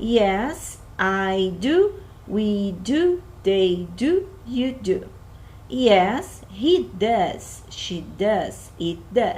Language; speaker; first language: English; non-native, fluent; Portuguese